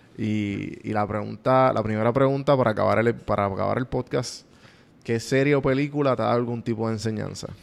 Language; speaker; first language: Spanish; native; Spanish